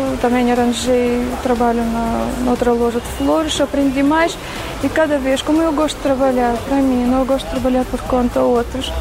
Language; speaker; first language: Portuguese; non-native, fluent; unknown